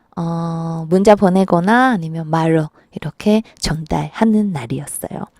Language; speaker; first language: Korean; non-native, fluent; Chinese